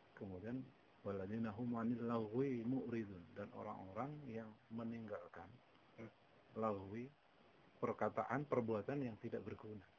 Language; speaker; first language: Indonesian; native; Indonesian